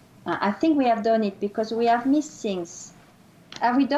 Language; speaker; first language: English; non-native, fluent; French